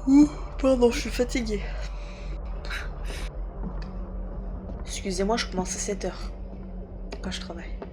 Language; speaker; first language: French; native; French